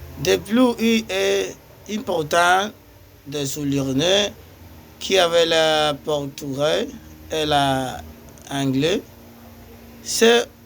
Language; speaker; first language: French; non-native, learner; Spanish